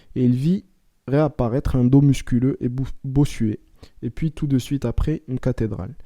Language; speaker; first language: French; non-native, local second language; Arabic